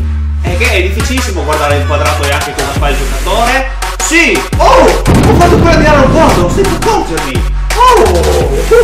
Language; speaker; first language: Italian; native; Italian